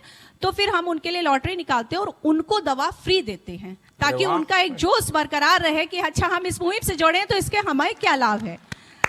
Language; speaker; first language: Hindi; native; Hindi